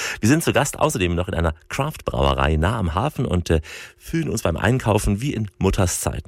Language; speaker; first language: German; native; German